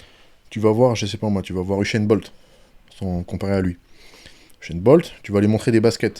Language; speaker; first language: French; native; French